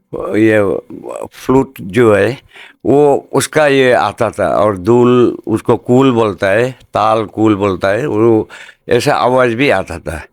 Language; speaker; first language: Hindi; non-native, local second language; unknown